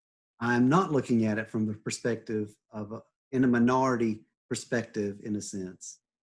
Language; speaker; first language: English; native; English